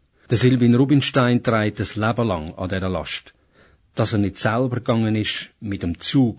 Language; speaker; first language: German; native; German